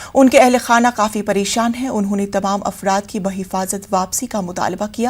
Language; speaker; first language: Hindi; native; Hindi